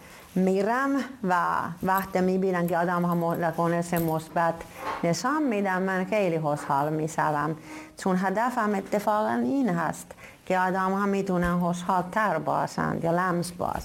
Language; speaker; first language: Persian; non-native, fluent; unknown